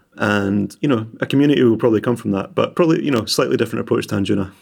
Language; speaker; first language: English; native; English